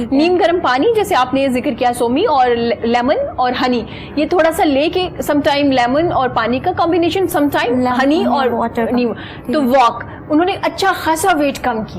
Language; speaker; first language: Urdu; native; Urdu